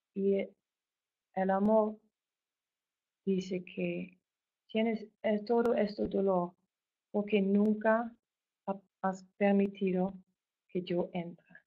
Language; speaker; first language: Spanish; non-native, fluent; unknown